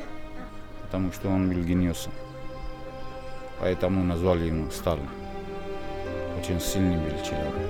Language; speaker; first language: Russian; non-native, fluent; Georgian